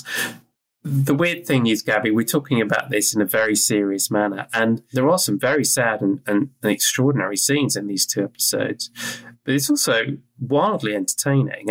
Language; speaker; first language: English; native; English